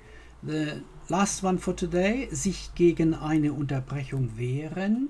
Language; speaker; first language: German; non-native, fluent; English